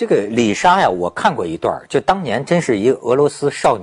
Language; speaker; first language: Chinese; native; Chinese